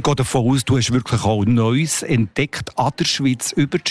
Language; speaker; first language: German; native; German